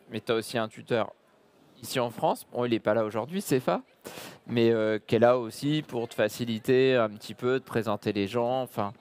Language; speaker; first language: French; native; French